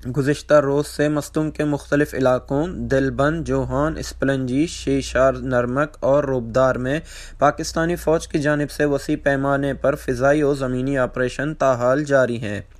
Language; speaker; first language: Urdu; non-native, local second language; Baluchi